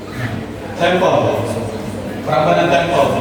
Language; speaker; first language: English; non-native, fluent; Indonesian